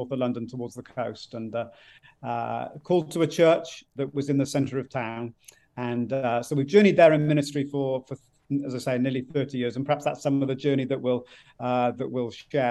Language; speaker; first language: English; native; English